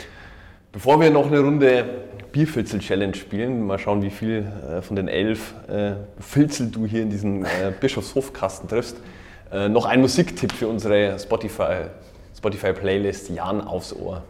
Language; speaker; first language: German; native; German